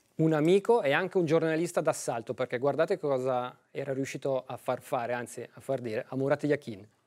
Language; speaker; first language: Italian; native; Italian